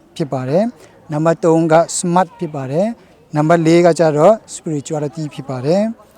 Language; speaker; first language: Burmese; non-native, local second language; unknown